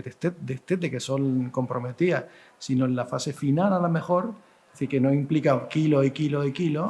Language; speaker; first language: Spanish; native; Spanish